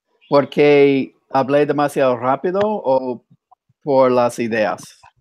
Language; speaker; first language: Spanish; non-native, fluent; English